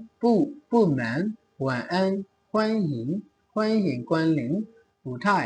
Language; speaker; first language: Chinese; non-native, fluent; Burmese